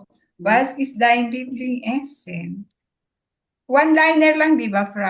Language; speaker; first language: German; non-native, learner; Filipino